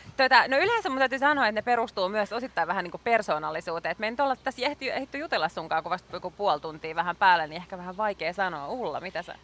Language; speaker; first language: Finnish; native; Finnish